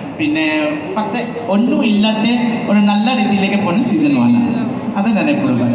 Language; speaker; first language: Malayalam; non-native, local second language; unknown